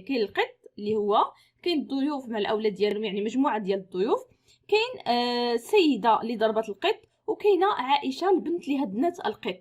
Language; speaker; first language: Arabic; native; Arabic